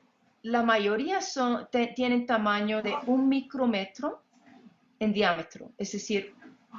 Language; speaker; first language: Spanish; non-native, fluent; English